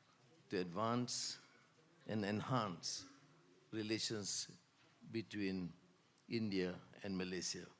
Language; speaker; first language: English; non-native, local second language; Malay